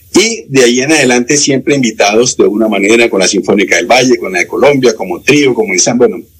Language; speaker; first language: Spanish; native; Spanish